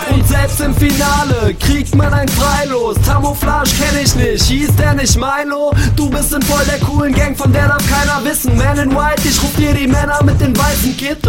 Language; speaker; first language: German; native; German